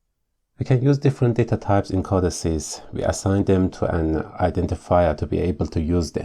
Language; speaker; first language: English; non-native, fluent; Persian